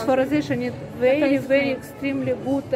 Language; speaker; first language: English; non-native, learner; Russian